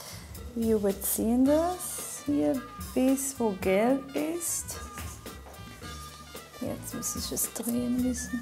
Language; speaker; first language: German; non-native, fluent; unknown